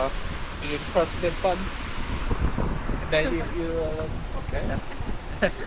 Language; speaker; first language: English; non-native, learner; Korean